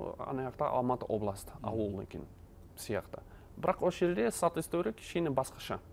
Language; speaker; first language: Kazakh; non-native, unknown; Dutch